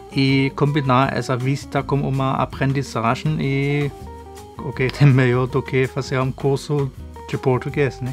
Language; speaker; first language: Portuguese; non-native, fluent; German